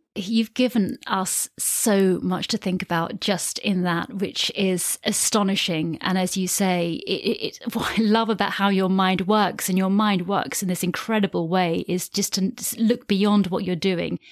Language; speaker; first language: English; native; English